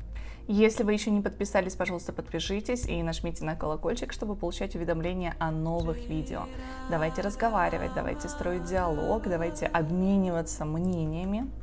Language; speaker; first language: Russian; native; Russian